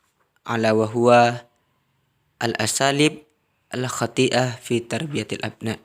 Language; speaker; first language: Arabic; non-native, learner; Indonesian